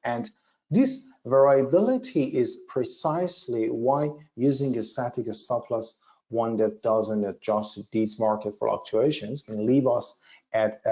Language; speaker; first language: English; non-native, fluent; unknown